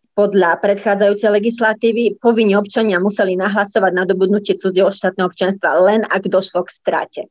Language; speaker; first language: Slovak; native; Slovak